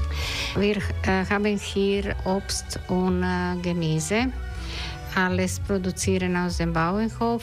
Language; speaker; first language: German; non-native, learner; Croatian